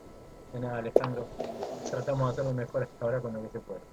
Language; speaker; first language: Spanish; native; Spanish